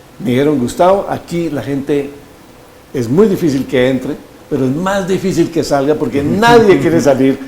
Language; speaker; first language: Spanish; native; Spanish